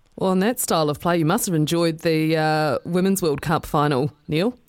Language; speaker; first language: English; native; English